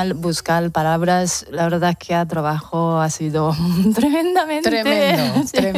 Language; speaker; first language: Spanish; non-native, fluent; Japanese